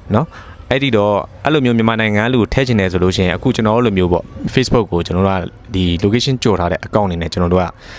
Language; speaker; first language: Burmese; non-native, local second language; Shan